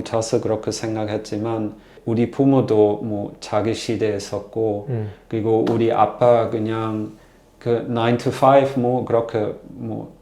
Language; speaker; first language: Korean; non-native, learner; German